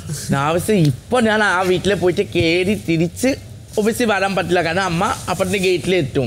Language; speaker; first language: Malayalam; non-native, fluent; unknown